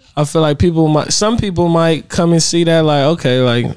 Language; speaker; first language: English; native; English